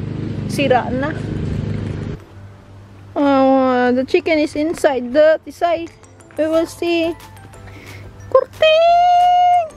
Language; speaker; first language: English; non-native, learner; Filipino